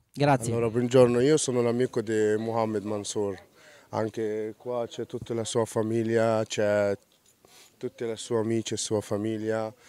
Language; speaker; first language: Italian; non-native, learner; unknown